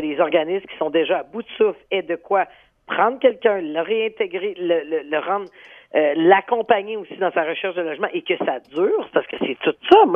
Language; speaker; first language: French; native; French